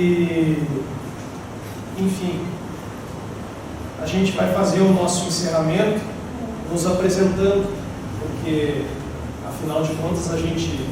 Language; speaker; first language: Portuguese; native; Portuguese